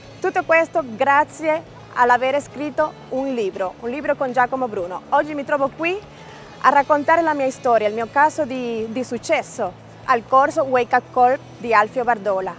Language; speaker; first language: Italian; non-native, fluent; Spanish